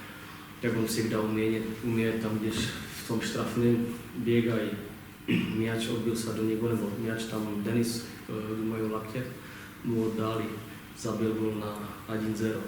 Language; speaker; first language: Russian; non-native, learner; Czech